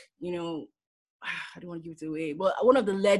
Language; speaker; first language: English; non-native, local second language; Yoruba